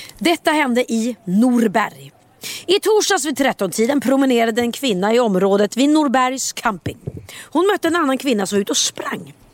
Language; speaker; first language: Swedish; native; Swedish